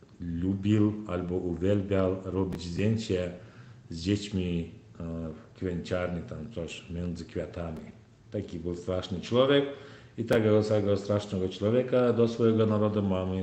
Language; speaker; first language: Polish; non-native, learner; Turkmen